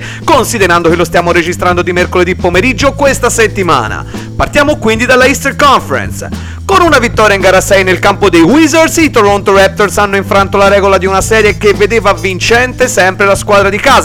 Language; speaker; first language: Italian; native; Italian